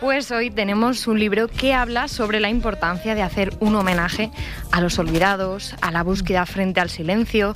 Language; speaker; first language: Spanish; native; Spanish